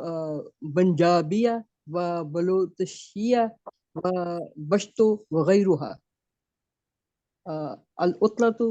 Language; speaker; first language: Arabic; non-native, learner; Urdu